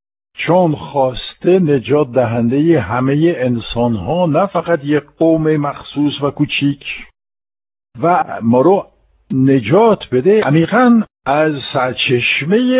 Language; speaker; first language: Persian; non-native, fluent; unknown